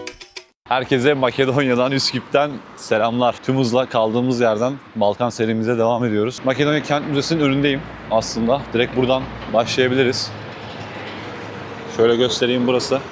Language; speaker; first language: Turkish; native; Turkish